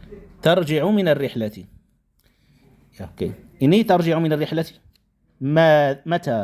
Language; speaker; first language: Arabic; non-native, fluent; Indonesian